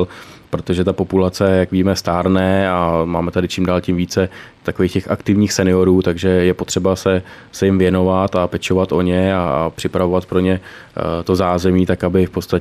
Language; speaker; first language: Czech; native; Czech